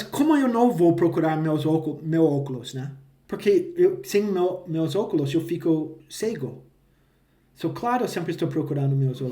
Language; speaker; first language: Portuguese; non-native, fluent; English